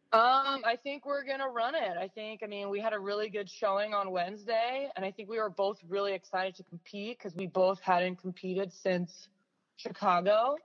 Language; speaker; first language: English; native; English